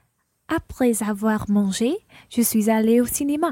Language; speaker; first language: French; non-native, learner; English